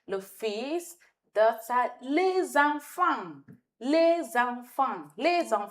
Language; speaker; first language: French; non-native, fluent; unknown